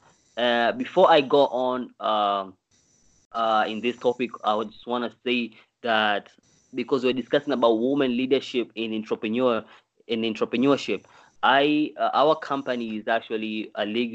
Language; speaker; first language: English; non-native, local second language; Swahili